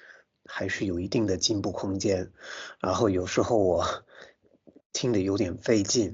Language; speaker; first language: Chinese; non-native, fluent; English